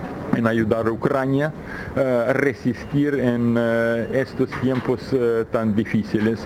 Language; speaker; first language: Spanish; non-native, fluent; Ukrainian